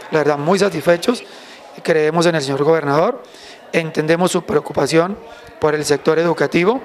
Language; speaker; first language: Spanish; native; Spanish